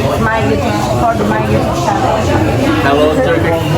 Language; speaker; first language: English; non-native, learner; Turkish